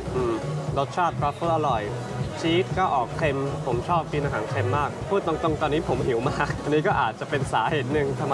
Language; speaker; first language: Thai; non-native, fluent; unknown